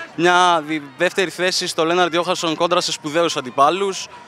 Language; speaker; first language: Greek; native; Greek